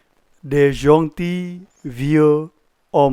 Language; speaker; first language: French; non-native, fluent; Indonesian